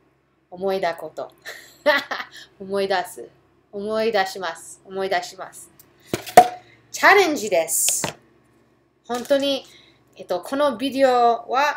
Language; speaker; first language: Japanese; early bilingual, heritage; English